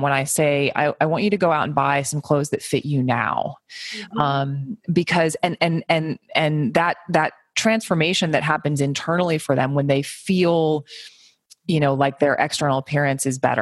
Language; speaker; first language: English; native; English